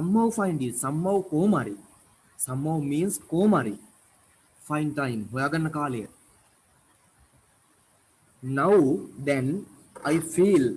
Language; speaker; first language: English; non-native, local second language; Sinhala